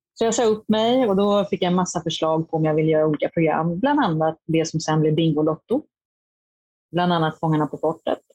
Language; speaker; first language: Swedish; native; Swedish